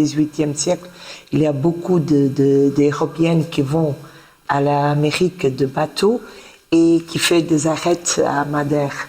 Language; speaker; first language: French; non-native, fluent; Portuguese